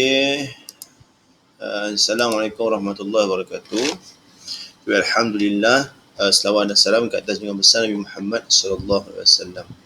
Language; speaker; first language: Malay; native; Malay